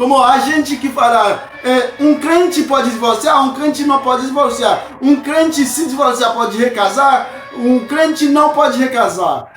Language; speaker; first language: Portuguese; non-native, fluent; Haitian Creole